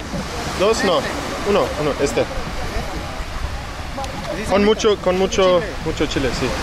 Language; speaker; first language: Spanish; non-native, learner; English